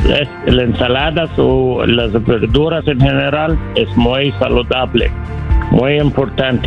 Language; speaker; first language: Spanish; non-native, learner; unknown